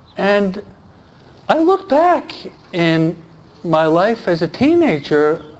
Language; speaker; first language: English; native; English